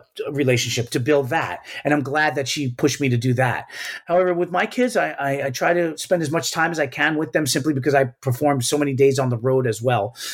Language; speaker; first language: English; early bilingual, other home language; Spanish